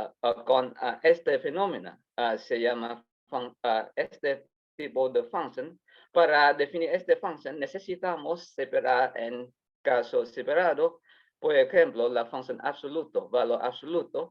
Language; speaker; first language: Spanish; non-native, learner; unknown